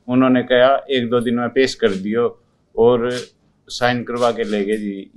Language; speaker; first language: Hindi; native; Hindi